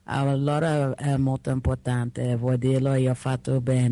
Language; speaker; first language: Italian; non-native, learner; English